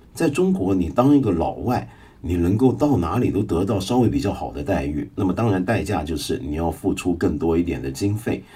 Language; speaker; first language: Chinese; non-native, local second language; Cantonese